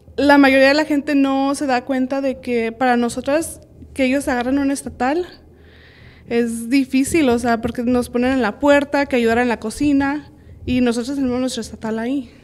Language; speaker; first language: Spanish; early bilingual, heritage; Spanish